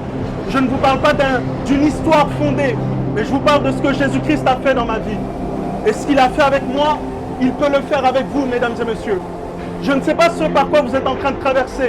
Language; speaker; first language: French; native; French